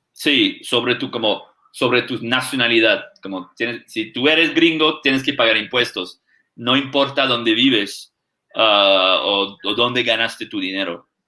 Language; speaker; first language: Spanish; non-native, fluent; French